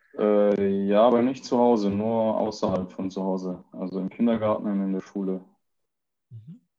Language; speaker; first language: German; early bilingual, other home language; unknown